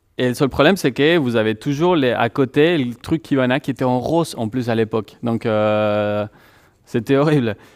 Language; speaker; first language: French; non-native, fluent; Spanish